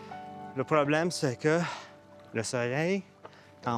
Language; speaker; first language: French; non-native, learner; English